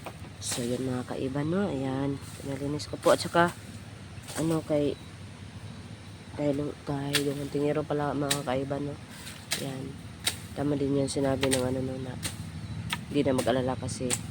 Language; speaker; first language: Filipino; non-native, local second language; Cebuano